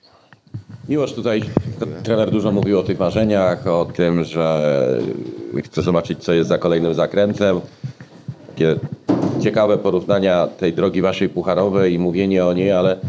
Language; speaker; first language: Polish; native; Polish